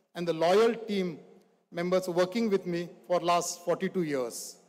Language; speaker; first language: English; non-native, local second language; Marathi